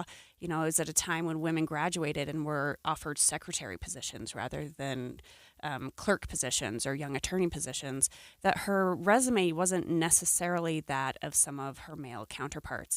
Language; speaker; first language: English; native; English